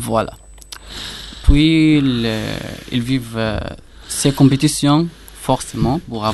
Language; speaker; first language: French; non-native, fluent; Arabic